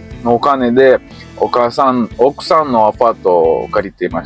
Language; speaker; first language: Japanese; non-native, learner; Russian